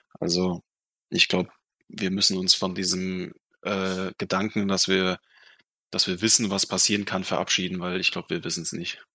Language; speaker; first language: German; non-native, fluent; Russian